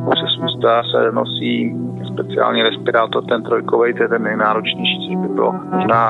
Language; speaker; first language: Czech; native; Czech